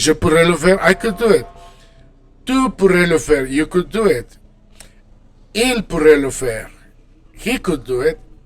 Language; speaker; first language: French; non-native, fluent; Spanish